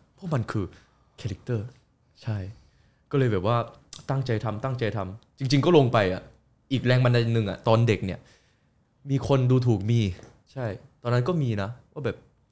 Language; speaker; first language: Thai; early bilingual, other home language; Korean